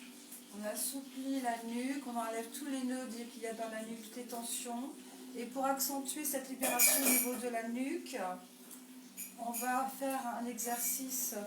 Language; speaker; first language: French; native; French